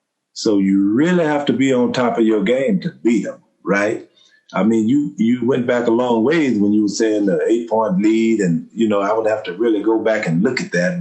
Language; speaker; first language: English; native; English